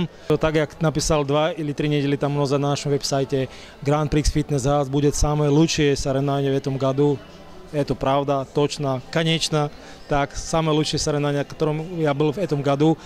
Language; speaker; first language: Russian; non-native, learner; Slovak